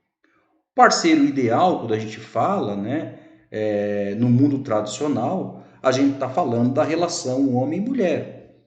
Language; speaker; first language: Portuguese; native; Portuguese